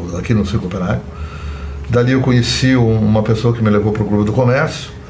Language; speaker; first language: Portuguese; native; Portuguese